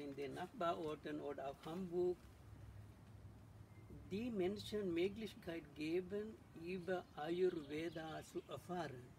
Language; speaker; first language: German; non-native, learner; Sinhala